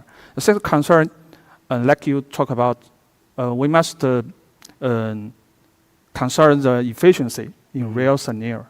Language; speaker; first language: English; non-native, fluent; Chinese